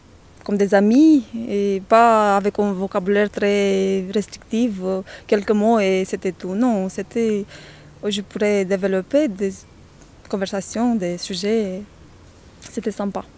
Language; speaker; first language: French; non-native, learner; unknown